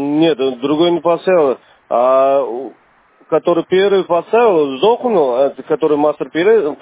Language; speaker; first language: Russian; non-native, learner; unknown